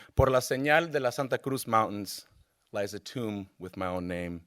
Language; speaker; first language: English; native; English